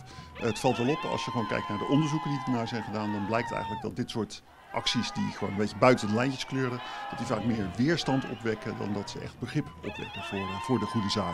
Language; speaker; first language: Dutch; native; Dutch